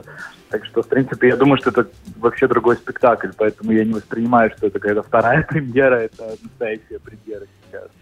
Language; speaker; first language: Russian; native; Russian